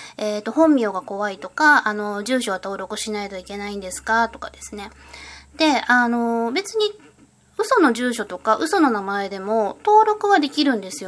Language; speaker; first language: Japanese; native; Japanese